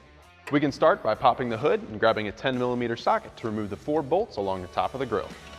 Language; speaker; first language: English; native; English